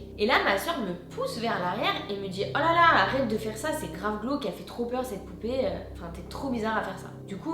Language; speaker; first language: French; native; French